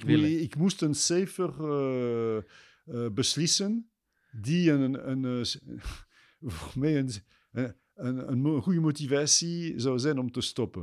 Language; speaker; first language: Dutch; non-native, fluent; French